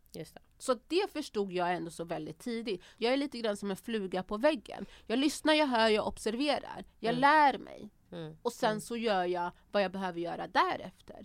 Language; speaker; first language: Swedish; early bilingual, other home language; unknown